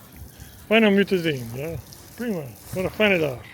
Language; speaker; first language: Dutch; non-native, learner; English